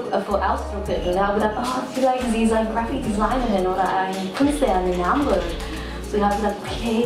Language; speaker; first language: German; non-native, learner; Cantonese